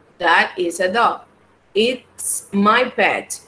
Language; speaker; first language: English; non-native, fluent; Spanish